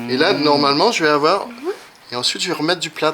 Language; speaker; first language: French; native; French